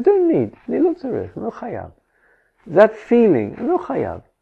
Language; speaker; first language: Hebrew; non-native, fluent; English